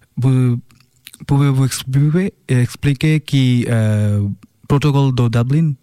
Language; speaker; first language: French; non-native, learner; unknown